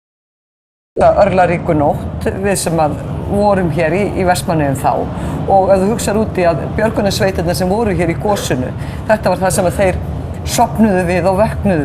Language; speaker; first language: Icelandic; native; Icelandic